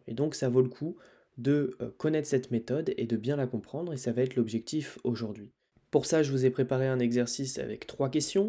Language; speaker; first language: French; native; French